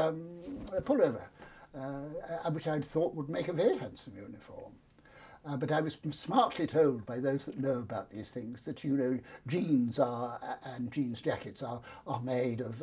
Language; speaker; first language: English; native; English